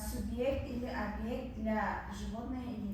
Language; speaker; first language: Russian; non-native, local second language; Tajik